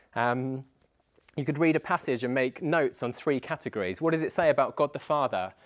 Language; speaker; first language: English; native; English